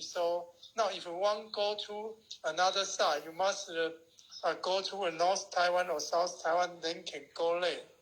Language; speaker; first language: English; non-native, learner; Chinese